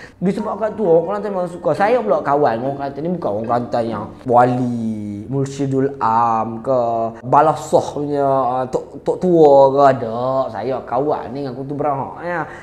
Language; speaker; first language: Malay; native; Malay